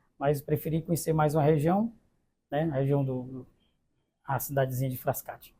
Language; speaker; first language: Portuguese; native; Portuguese